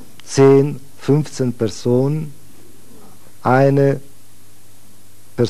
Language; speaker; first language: German; non-native, fluent; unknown